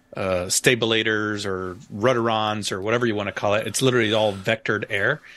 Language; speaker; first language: English; native; English